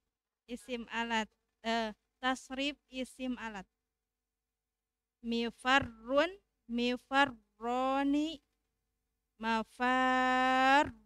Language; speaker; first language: Arabic; non-native, learner; Indonesian